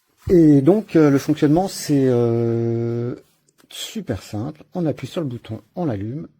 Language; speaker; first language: French; native; French